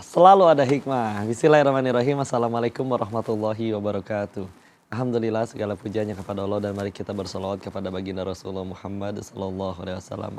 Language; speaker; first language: Indonesian; native; Indonesian